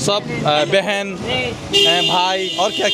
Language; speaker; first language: Hindi; non-native, learner; Bangla